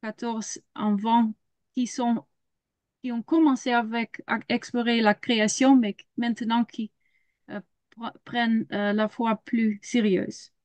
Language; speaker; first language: French; non-native, learner; Dutch